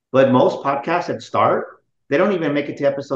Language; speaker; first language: English; native; English